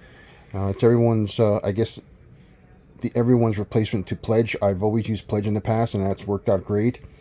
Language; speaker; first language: English; native; English